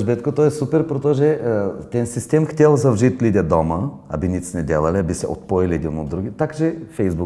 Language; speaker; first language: Czech; non-native, fluent; Bulgarian